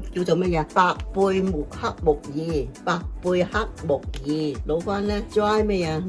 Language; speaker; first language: Cantonese; native; Cantonese